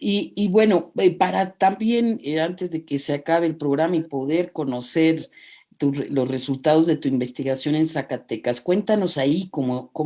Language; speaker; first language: Spanish; native; Spanish